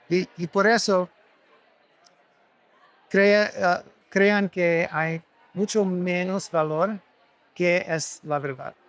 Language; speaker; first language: Spanish; non-native, learner; English